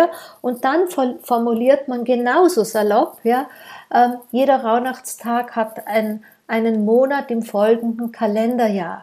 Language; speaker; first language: German; native; German